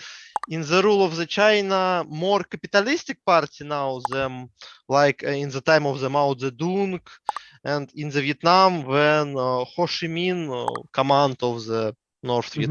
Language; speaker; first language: English; non-native, learner; Russian